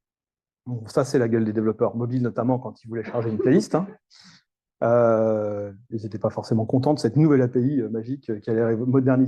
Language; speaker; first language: French; native; French